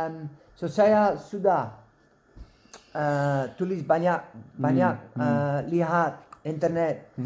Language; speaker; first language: Indonesian; non-native, learner; Dutch